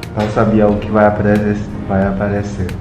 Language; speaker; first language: Portuguese; non-native, fluent; Chinese